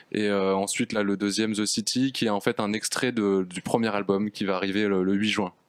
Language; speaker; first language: French; native; French